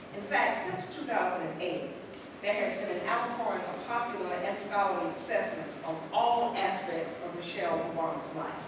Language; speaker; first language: English; native; English